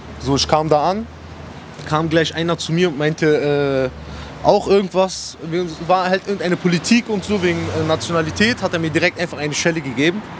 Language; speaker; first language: German; native; German